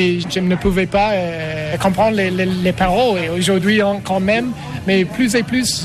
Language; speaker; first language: French; non-native, learner; English